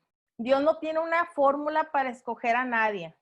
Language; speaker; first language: Spanish; native; Spanish